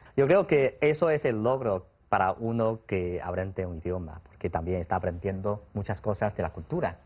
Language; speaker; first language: Spanish; non-native, fluent; Chinese